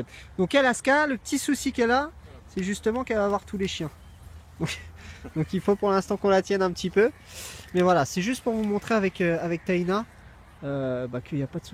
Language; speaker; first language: French; native; French